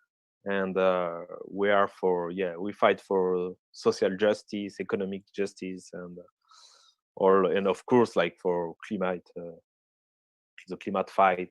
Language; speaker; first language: English; non-native, fluent; French